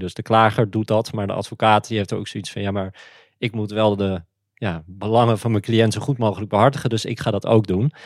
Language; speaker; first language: Dutch; native; Dutch